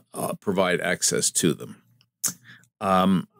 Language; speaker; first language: English; native; English